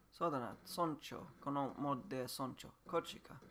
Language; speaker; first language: Japanese; non-native, learner; English